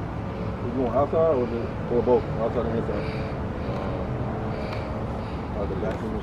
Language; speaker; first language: English; native; English